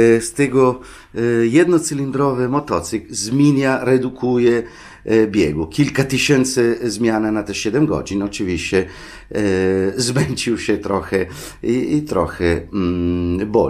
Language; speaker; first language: Polish; non-native, learner; Italian